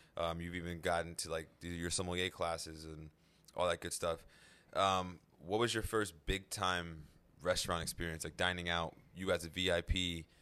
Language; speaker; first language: English; native; English